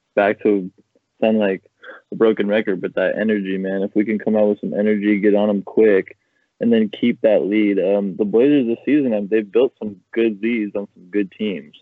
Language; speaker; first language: English; native; English